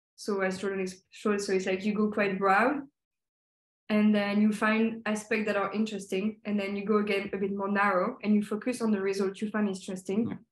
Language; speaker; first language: English; non-native, fluent; French